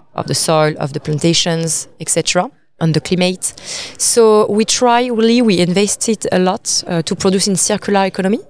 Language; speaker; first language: English; non-native, fluent; French